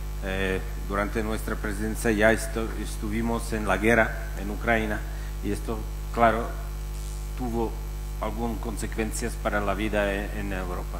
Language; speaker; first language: Spanish; non-native, fluent; Czech